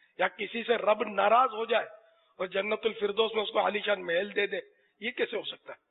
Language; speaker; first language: Urdu; native; Urdu